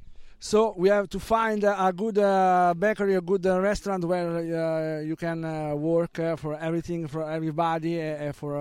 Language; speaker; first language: English; non-native, learner; Italian